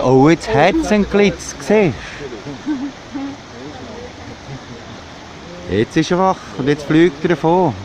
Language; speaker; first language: German; native; German